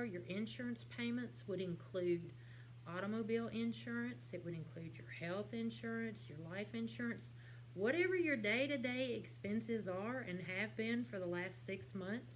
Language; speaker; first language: English; native; English